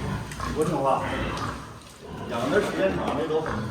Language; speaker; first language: Chinese; native; Chinese